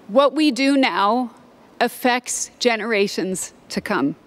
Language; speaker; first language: English; native; English